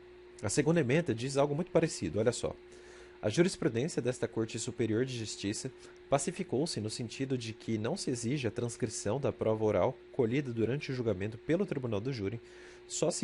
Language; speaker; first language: Portuguese; native; Portuguese